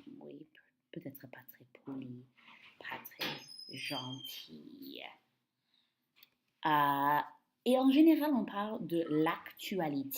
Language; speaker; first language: French; non-native, fluent; English